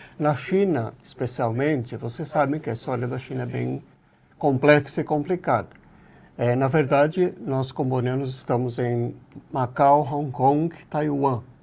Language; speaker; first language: Portuguese; native; Portuguese